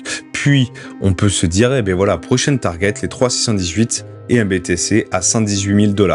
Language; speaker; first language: French; native; French